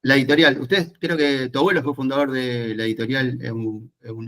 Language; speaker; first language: Spanish; native; Spanish